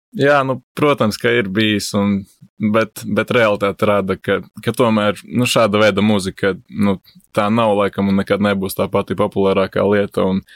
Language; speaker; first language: Latvian; native; Latvian